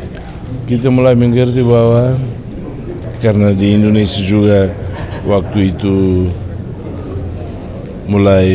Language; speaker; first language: Indonesian; non-native, fluent; Tetum